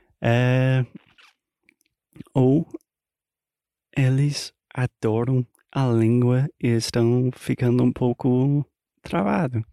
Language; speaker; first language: Portuguese; non-native, fluent; English